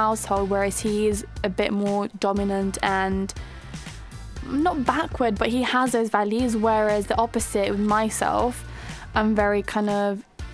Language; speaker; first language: English; native; English